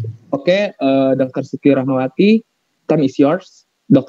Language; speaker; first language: English; non-native, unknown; Indonesian